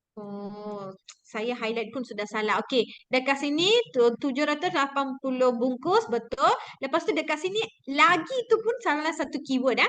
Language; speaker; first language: Malay; non-native, local second language; Tamil